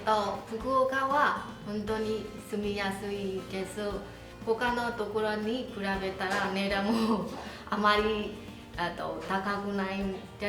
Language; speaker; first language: Japanese; non-native, fluent; Vietnamese